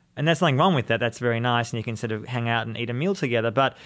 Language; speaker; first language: English; native; English